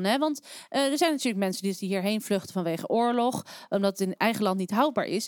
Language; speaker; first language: Dutch; native; Dutch